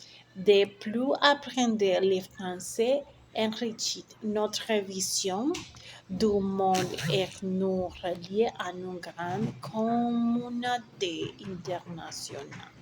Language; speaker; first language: French; non-native, learner; Spanish